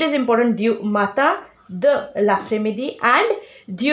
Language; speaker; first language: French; non-native, fluent; Hindi